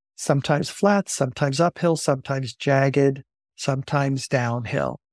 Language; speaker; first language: English; native; English